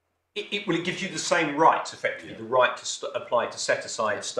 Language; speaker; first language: English; native; English